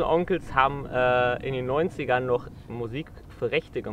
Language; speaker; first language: German; native; German